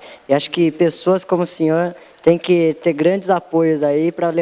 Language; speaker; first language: Portuguese; native; Portuguese